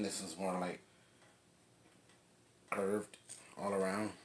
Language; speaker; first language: English; native; English